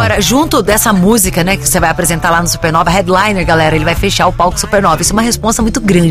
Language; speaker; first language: Portuguese; native; Portuguese